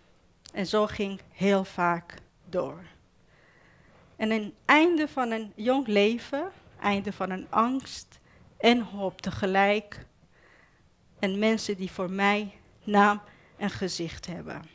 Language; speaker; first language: Dutch; non-native, fluent; Persian